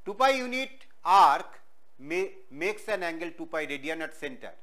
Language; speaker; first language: English; non-native, local second language; Bangla